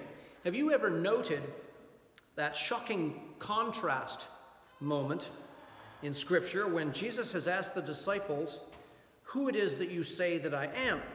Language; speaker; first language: English; native; English